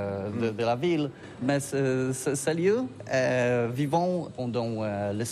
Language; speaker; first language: French; non-native, learner; Polish